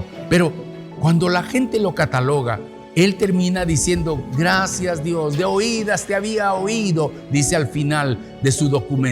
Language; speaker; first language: Spanish; native; Spanish